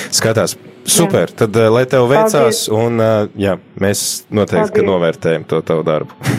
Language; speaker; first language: Latvian; native; Latvian